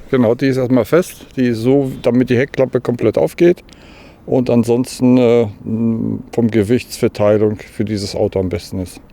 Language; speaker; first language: German; early bilingual, other home language; Polish